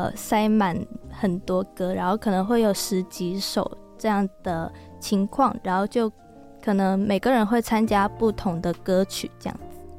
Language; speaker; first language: Chinese; non-native, local second language; Cantonese